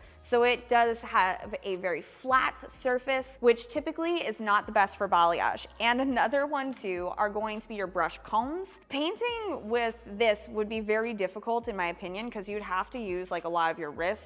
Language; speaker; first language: English; native; English